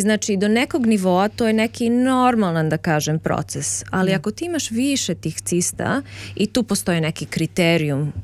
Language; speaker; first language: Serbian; early bilingual, heritage; Serbian